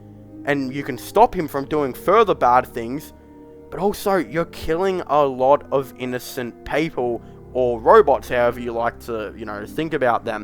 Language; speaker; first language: English; native; English